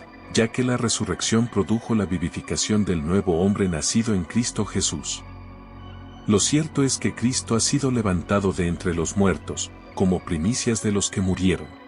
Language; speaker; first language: Spanish; native; Spanish